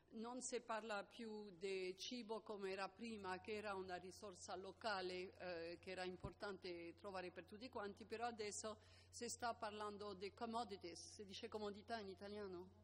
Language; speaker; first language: Italian; non-native, fluent; French